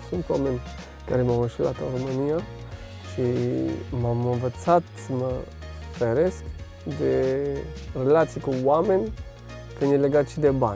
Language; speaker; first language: Romanian; non-native, fluent; French